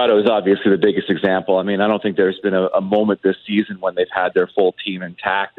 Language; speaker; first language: English; native; English